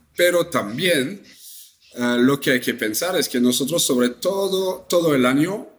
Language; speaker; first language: Spanish; non-native, fluent; French